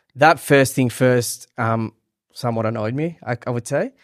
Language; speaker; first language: English; early bilingual, other home language; Hebrew